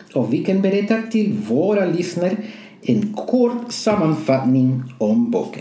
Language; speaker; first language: Swedish; non-native, fluent; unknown